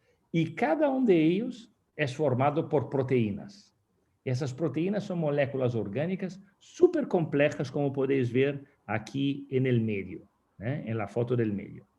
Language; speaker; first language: Spanish; non-native, fluent; Portuguese